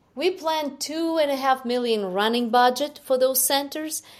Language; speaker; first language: English; non-native, fluent; Ukrainian